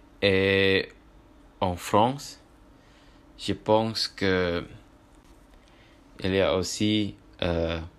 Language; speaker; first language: French; non-native, learner; Indonesian